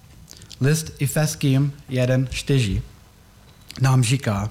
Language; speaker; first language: Czech; non-native, learner; English